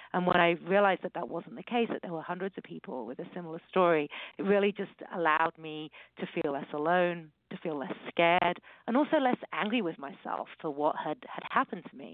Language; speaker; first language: English; native; English